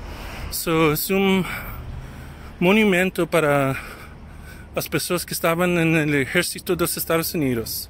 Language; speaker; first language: Portuguese; non-native, learner; English